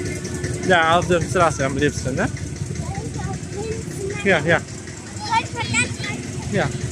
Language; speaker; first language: German; non-native, learner; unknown